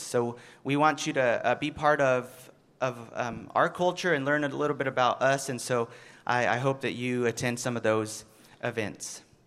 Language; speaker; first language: English; early bilingual, other home language; Spanish